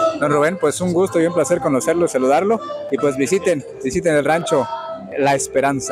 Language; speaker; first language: Spanish; native; Spanish